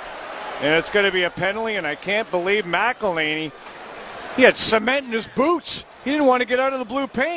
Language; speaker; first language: English; native; English